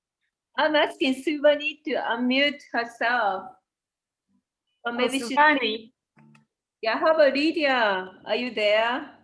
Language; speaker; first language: English; non-native, learner; Japanese